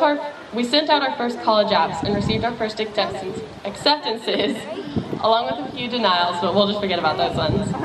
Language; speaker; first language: English; native; English